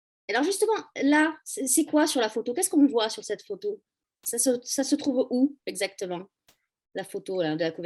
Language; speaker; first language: French; native; French